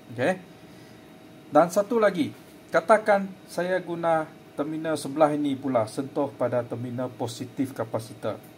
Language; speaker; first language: Malay; non-native, local second language; Chinese